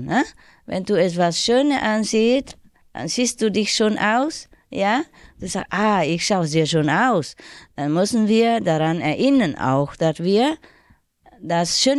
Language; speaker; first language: German; non-native, learner; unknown